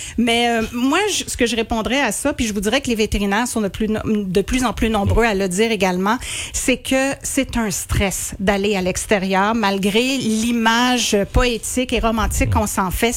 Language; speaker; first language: French; native; French